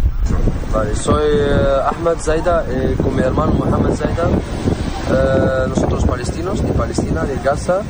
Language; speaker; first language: Spanish; non-native, learner; Arabic